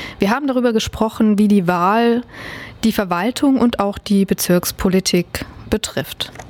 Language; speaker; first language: German; native; German